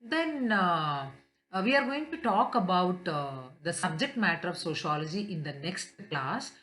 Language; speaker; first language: English; non-native, local second language; Kannada